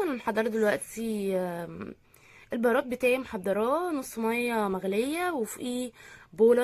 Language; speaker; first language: Arabic; native; Arabic